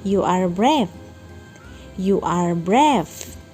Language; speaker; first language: English; non-native, fluent; Indonesian